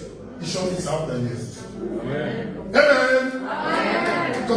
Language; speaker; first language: German; non-native, learner; French